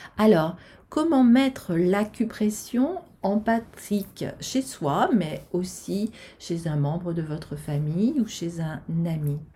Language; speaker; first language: French; native; French